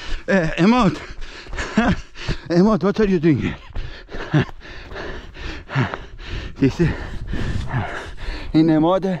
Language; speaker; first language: English; non-native, learner; Persian